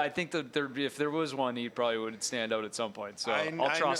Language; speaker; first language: English; native; English